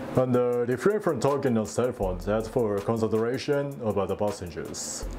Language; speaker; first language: English; non-native, fluent; Japanese